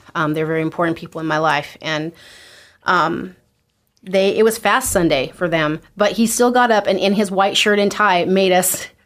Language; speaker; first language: English; native; English